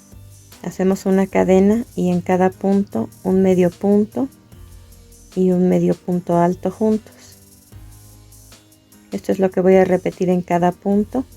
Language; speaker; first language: Spanish; native; Spanish